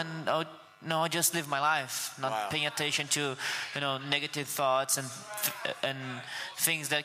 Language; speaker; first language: English; non-native, fluent; Portuguese